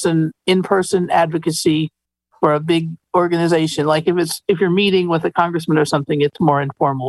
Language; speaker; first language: English; native; English